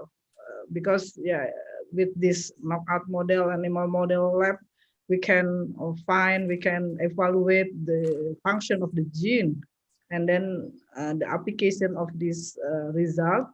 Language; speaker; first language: English; non-native, local second language; Indonesian